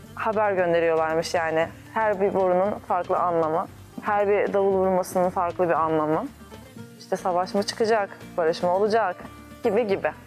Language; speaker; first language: Turkish; early bilingual, heritage; Turkish